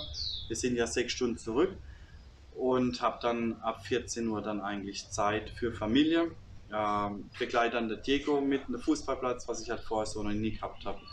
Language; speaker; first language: German; native; German